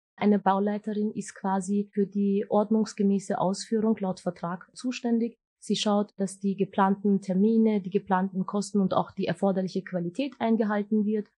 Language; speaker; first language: German; early bilingual, other home language; Turkish